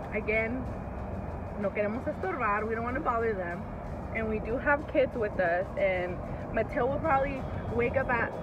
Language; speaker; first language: English; early bilingual, other home language; Spanish